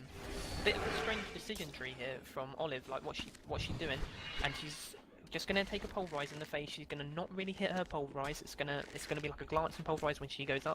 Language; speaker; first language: English; native; English